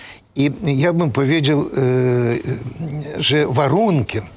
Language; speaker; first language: Polish; non-native, fluent; Russian